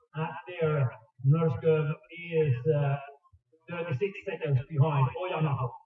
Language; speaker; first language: English; non-native, fluent; Finnish